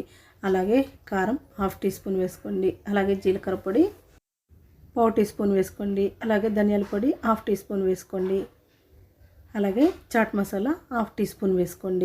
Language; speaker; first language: Telugu; native; Telugu